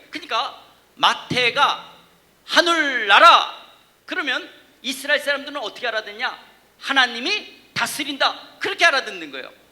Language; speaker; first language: Korean; native; Korean